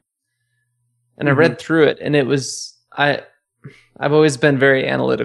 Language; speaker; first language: English; native; English